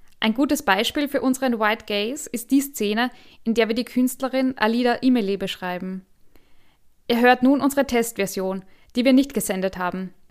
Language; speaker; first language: German; native; German